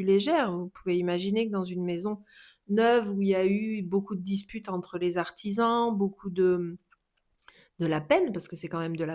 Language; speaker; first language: French; native; French